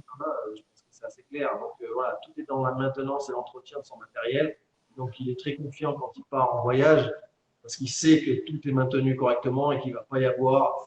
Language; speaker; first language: French; native; French